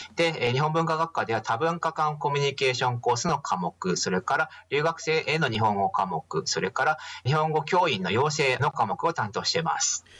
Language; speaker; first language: Japanese; native; Japanese